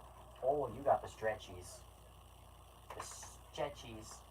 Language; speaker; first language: English; native; English